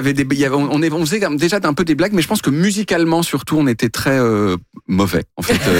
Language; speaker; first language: French; native; French